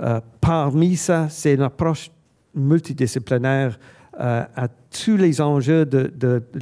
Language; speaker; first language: French; non-native, fluent; English